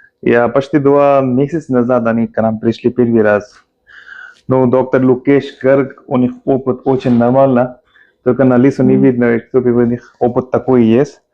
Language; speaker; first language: Russian; non-native, learner; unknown